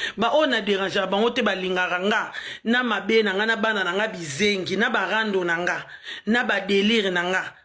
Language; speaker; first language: Lingala; non-native, local second language; Luba-Lulua